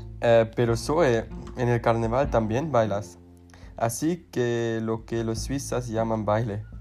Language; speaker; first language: Spanish; non-native, learner; German